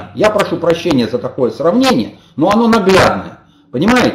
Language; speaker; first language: Russian; native; Russian